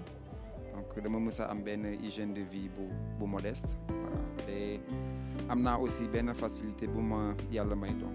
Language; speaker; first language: French; non-native, local second language; Wolof